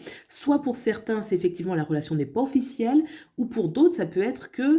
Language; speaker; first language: French; native; French